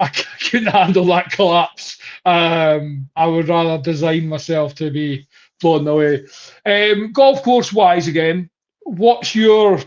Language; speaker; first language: English; native; English